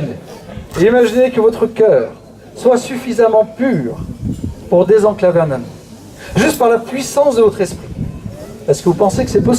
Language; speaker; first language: French; native; French